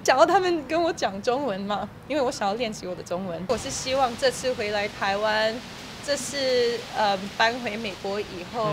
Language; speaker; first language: Chinese; early bilingual, heritage; English